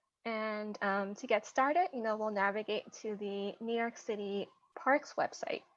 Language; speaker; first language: English; native; English